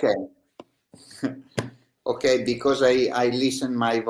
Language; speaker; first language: English; non-native, learner; Italian